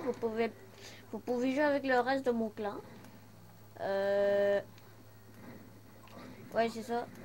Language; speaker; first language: French; non-native, local second language; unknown